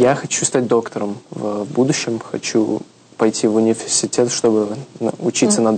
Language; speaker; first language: Russian; early bilingual, heritage; Russian